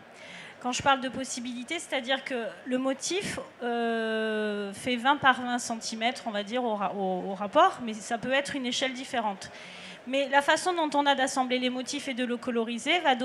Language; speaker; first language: French; native; French